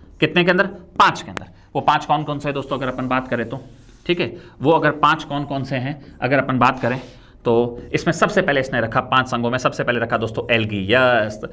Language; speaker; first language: Hindi; native; Hindi